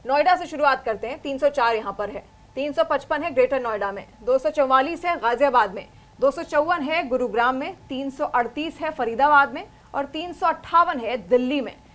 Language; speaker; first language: Hindi; native; Hindi